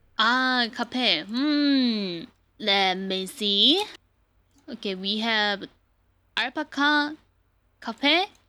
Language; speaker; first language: English; non-native, learner; Korean